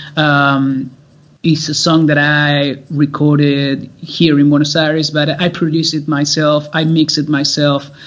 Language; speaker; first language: English; non-native, fluent; Spanish